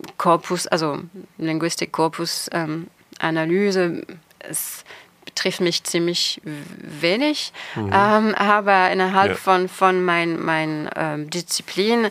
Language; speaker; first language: German; non-native, fluent; French